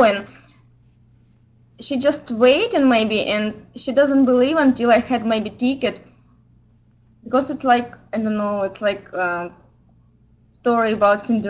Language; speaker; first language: English; non-native, learner; Ukrainian